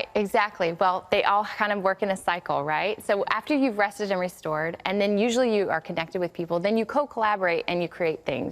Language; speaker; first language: English; native; English